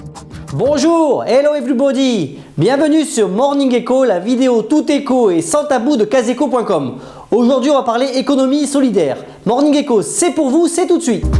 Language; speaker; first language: French; native; French